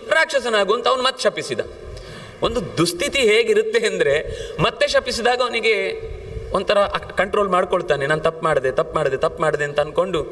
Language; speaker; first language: Kannada; non-native, local second language; Tulu